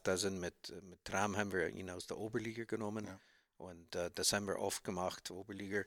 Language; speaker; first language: German; non-native, learner; English